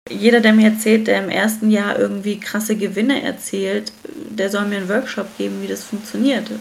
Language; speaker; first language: German; early bilingual, other home language; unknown